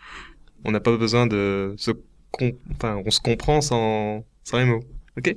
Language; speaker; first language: French; native; French